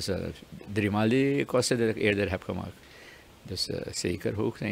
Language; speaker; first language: Dutch; native; Dutch